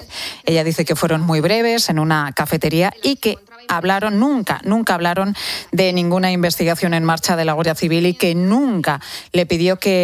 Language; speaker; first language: Spanish; native; Spanish